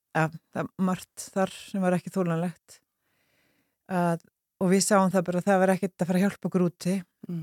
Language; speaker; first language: Icelandic; native; Icelandic